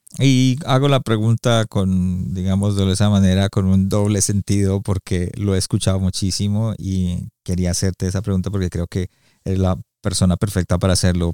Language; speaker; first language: Spanish; early bilingual, heritage; Spanish